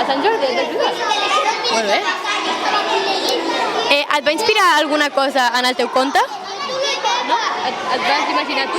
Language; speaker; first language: Catalan; native; Catalan